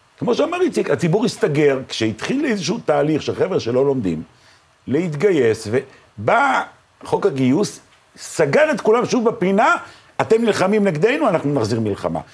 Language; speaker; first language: Hebrew; native; Hebrew